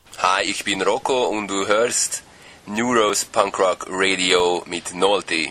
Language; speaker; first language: German; non-native, learner; Hungarian